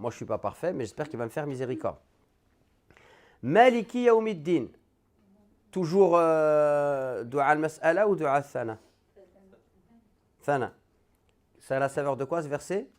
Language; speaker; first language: French; native; French